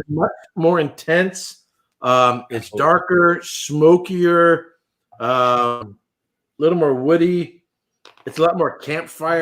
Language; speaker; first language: English; native; English